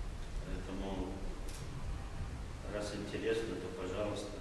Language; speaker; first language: Russian; native; Russian